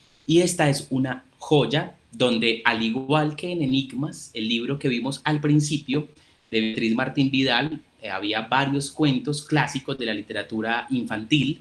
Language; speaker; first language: Spanish; native; Spanish